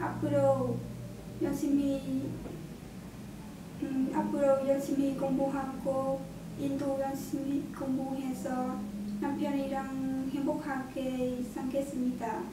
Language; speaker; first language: Korean; non-native, learner; Vietnamese